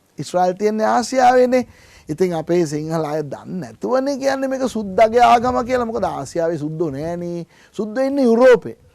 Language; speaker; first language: Sinhala; non-native, local second language; Tamil